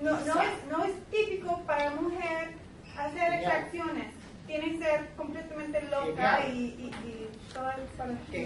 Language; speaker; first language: Spanish; non-native, learner; English